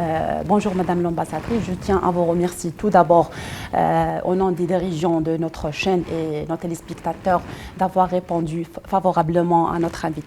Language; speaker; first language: French; non-native, local second language; Arabic